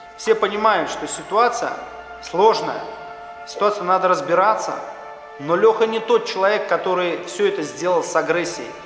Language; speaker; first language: Russian; native; Russian